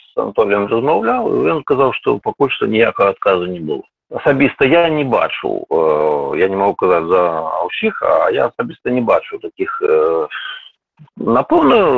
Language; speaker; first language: Belarusian; non-native, local second language; Russian